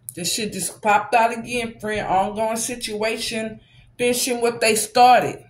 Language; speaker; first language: English; native; English